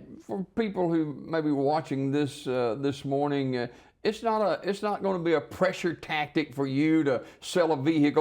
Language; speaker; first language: English; native; English